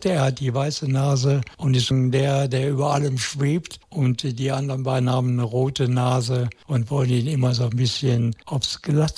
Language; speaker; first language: German; native; German